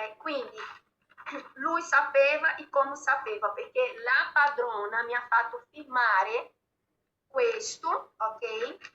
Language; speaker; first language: Italian; non-native, fluent; Portuguese